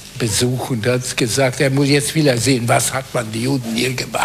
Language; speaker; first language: German; non-native, fluent; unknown